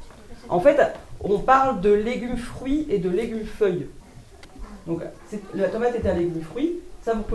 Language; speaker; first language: French; native; French